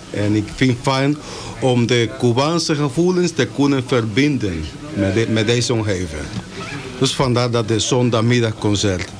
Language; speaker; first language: Dutch; non-native, learner; Spanish